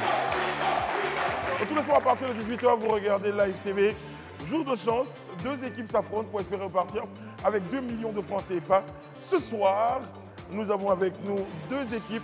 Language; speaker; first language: French; native; French